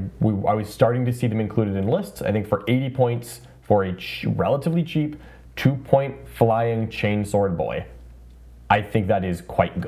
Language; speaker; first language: English; native; English